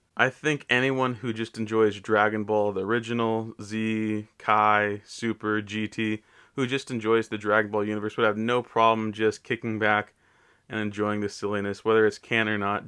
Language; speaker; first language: English; native; English